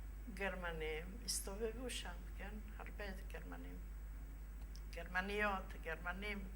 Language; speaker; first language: Hebrew; non-native, fluent; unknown